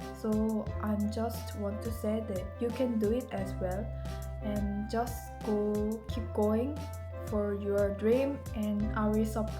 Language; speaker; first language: English; non-native, learner; Korean